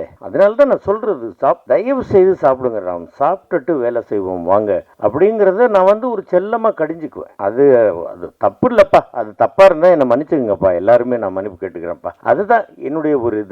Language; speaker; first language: Tamil; native; Tamil